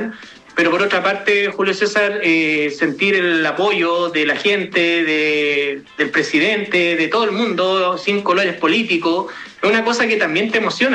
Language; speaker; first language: Spanish; native; Spanish